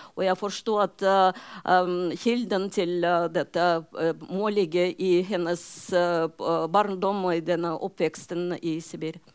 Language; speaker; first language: Norwegian; non-native, fluent; Russian